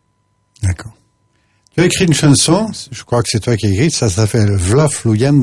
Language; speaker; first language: French; native; French